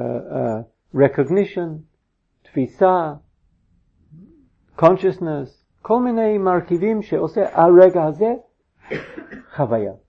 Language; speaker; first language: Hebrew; non-native, fluent; English